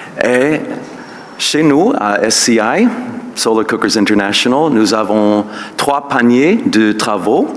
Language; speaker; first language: French; non-native, fluent; English